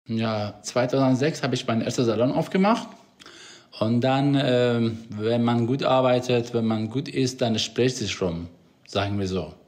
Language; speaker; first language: German; non-native, fluent; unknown